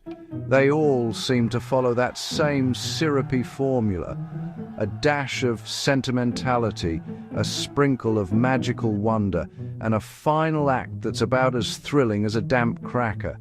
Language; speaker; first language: English; native; English